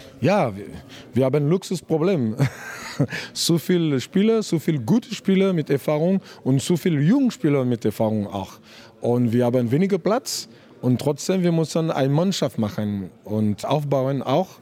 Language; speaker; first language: German; non-native, learner; French